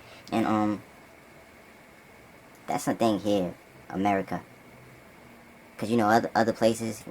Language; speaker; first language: English; native; English